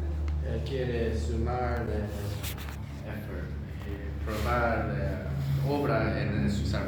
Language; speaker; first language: Spanish; non-native, learner; Korean